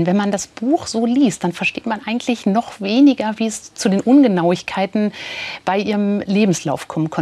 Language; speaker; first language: German; native; German